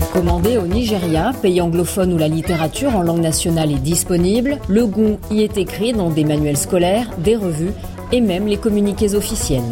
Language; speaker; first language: French; native; French